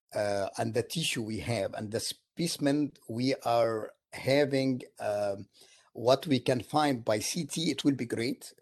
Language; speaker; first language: English; non-native, fluent; Arabic